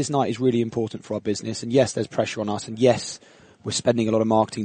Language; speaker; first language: English; native; English